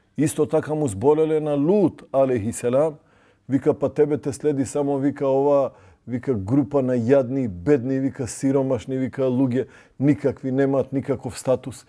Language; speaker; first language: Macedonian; non-native, local second language; Albanian